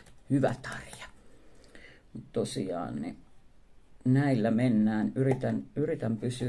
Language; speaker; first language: Finnish; native; Finnish